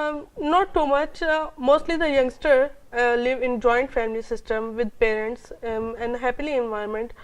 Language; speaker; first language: English; non-native, local second language; Urdu